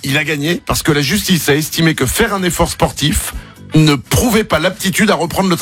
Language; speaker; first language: French; native; French